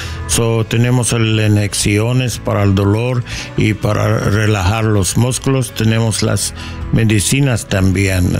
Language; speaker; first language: Spanish; non-native, learner; English